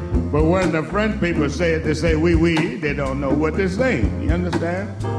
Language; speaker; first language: English; native; English